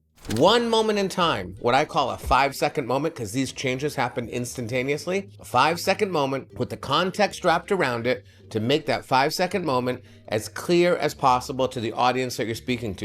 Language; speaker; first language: English; native; English